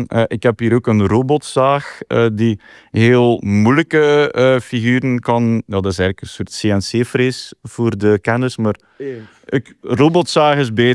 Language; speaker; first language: Dutch; native; Dutch